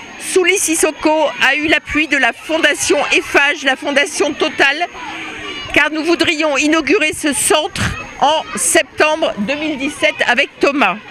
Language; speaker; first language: French; native; French